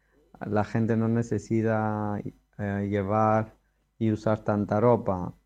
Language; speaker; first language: Spanish; non-native, fluent; Greek